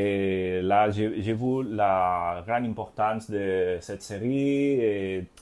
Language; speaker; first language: French; non-native, learner; Spanish